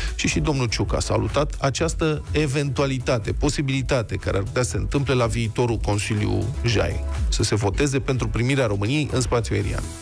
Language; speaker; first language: Romanian; native; Romanian